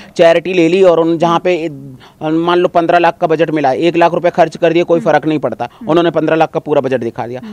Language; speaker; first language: Hindi; native; Hindi